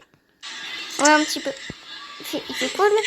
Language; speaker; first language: French; native; French